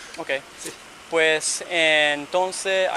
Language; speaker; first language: Spanish; early bilingual, heritage; Spanish